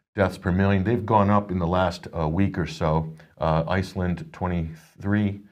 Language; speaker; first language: English; native; English